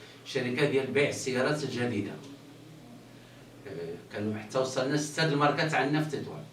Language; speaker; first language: Arabic; native; Arabic